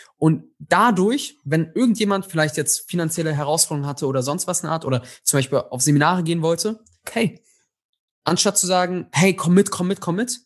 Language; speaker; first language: German; early bilingual, other home language; Tigrinya